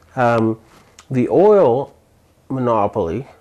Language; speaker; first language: English; native; English